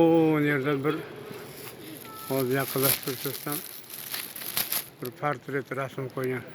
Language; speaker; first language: Turkish; non-native, learner; Uzbek